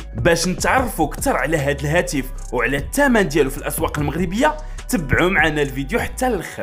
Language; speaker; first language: Arabic; native; Arabic